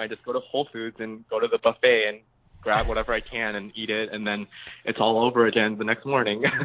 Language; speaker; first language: English; early bilingual, other home language; Japanese